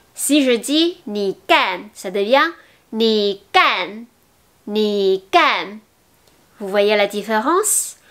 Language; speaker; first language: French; non-native, fluent; Chinese